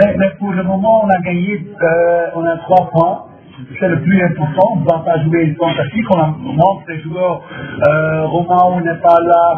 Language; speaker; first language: French; non-native, fluent; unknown